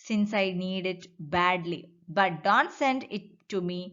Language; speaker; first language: English; non-native, local second language; Malayalam